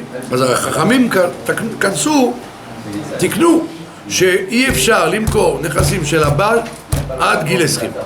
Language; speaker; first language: Hebrew; non-native, fluent; French